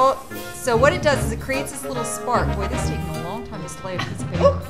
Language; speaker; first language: English; native; English